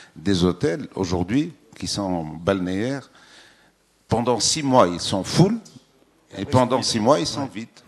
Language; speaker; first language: French; non-native, local second language; Arabic